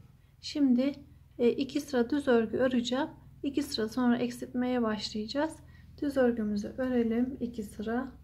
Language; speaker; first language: Turkish; native; Turkish